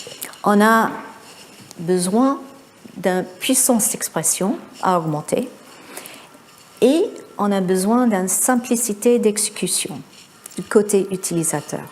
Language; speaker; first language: French; non-native, fluent; English